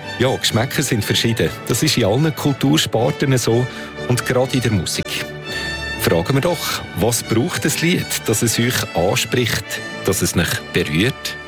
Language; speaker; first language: German; native; German